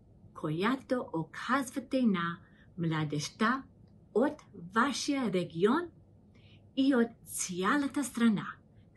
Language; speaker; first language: Bulgarian; non-native, fluent; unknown